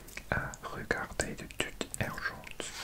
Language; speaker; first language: French; non-native, learner; English